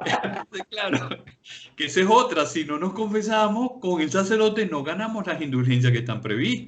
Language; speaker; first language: Spanish; native; Spanish